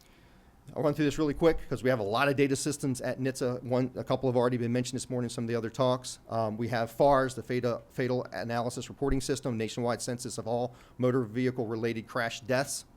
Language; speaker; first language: English; native; English